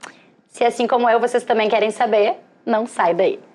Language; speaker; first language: Portuguese; native; Portuguese